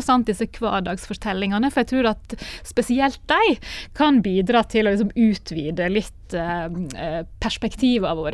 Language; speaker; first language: Norwegian; native; Norwegian